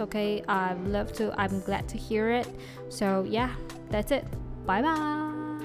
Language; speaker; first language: English; non-native, local second language; Chinese